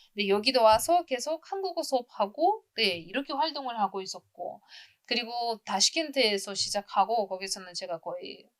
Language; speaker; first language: Korean; non-native, fluent; Uzbek